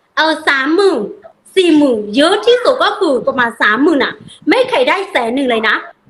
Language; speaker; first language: Thai; non-native, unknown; Burmese